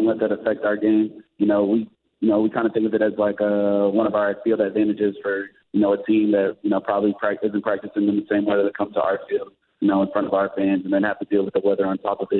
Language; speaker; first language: English; native; English